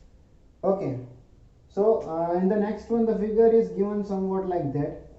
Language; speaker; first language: English; non-native, local second language; Hindi